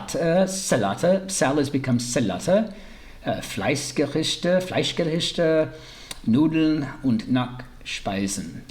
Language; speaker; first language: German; early bilingual, heritage; English